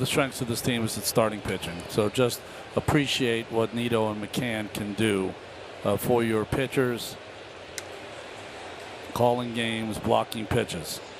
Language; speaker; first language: English; native; English